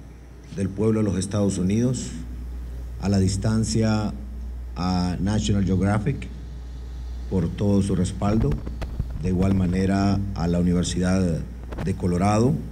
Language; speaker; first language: Spanish; native; Spanish